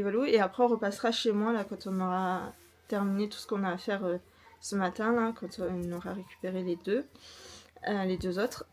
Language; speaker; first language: French; native; French